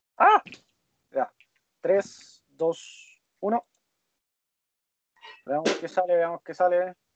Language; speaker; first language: Spanish; native; Spanish